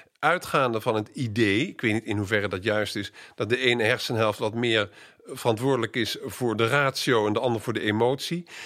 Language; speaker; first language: Dutch; native; Dutch